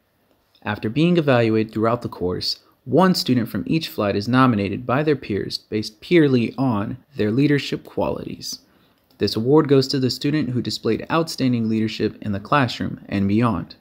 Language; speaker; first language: English; native; English